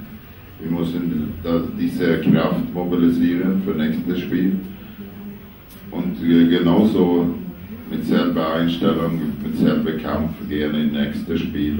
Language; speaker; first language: German; non-native, fluent; Swedish